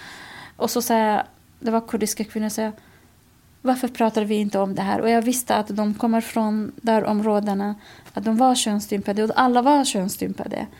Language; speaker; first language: Swedish; non-native, fluent; Kurdish